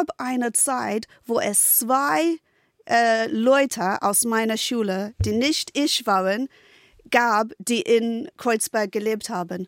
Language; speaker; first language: German; non-native, fluent; English